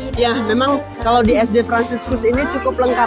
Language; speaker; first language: Indonesian; native; Indonesian